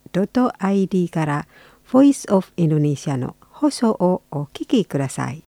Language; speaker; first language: Japanese; non-native, fluent; Indonesian